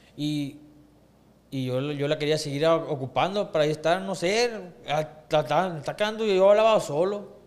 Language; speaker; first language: Spanish; native; Spanish